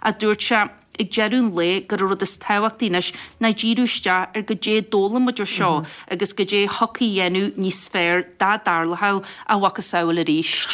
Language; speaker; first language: Irish; native; Irish